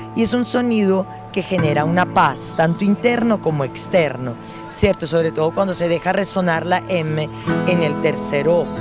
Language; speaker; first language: Spanish; non-native, fluent; Dutch